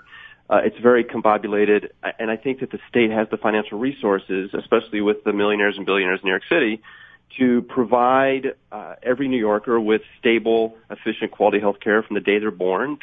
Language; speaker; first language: English; native; English